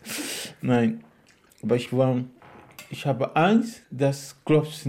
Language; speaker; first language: German; non-native, learner; Fula